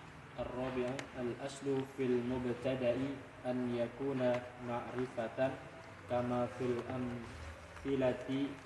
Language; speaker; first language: Arabic; non-native, learner; Indonesian